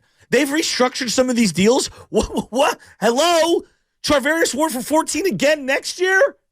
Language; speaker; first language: English; native; English